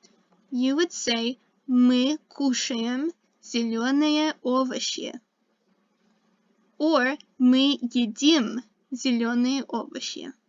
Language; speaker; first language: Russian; non-native, fluent; English